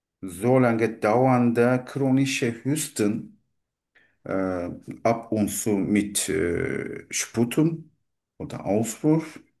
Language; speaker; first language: German; non-native, learner; Turkish